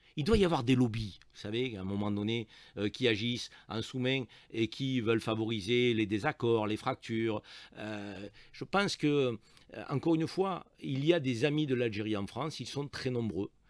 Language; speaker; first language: French; native; French